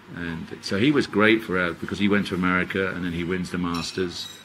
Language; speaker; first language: English; native; English